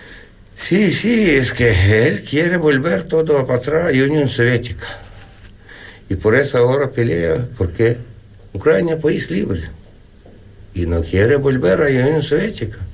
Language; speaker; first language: Spanish; non-native, learner; Ukrainian